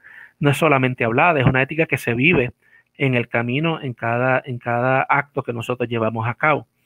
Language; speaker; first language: Spanish; native; Spanish